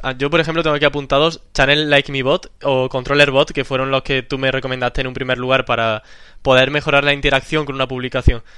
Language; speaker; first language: Spanish; native; Spanish